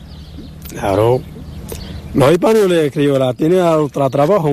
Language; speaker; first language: Spanish; non-native, learner; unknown